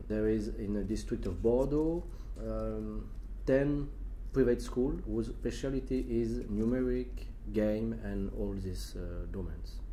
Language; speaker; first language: English; non-native, learner; French